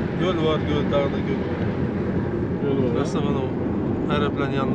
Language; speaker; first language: Turkish; non-native, learner; Kazakh